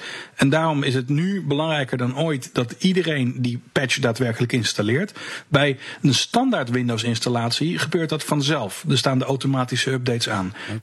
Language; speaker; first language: Dutch; native; Dutch